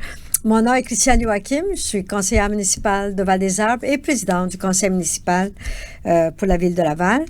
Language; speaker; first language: French; native; French